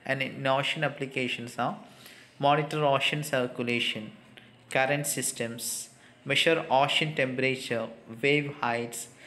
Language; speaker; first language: English; non-native, local second language; Malayalam